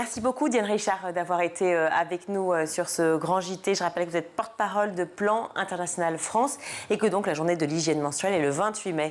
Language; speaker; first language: French; native; French